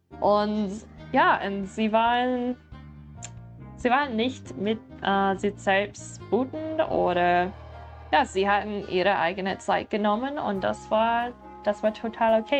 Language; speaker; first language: German; non-native, learner; English